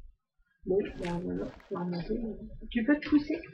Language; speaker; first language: French; native; French